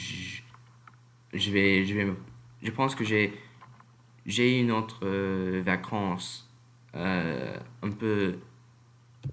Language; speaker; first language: French; non-native, learner; English